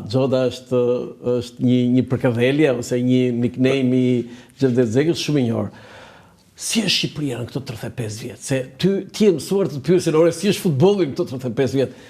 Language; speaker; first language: Albanian; native; Albanian